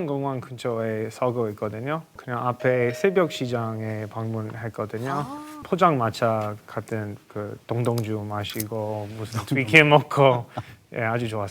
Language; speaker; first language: Korean; non-native, fluent; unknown